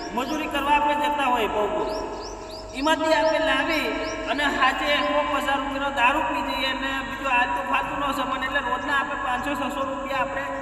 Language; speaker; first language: Gujarati; non-native, local second language; Bhili